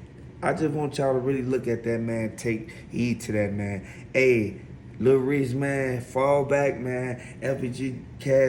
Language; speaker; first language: English; native; English